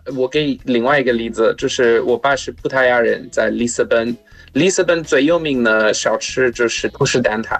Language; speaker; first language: Chinese; non-native, fluent; Portuguese